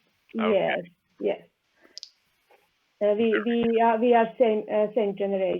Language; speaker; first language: English; non-native, learner; Serbian